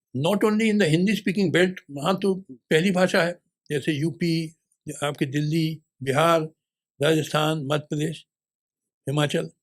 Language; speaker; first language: Hindi; native; Hindi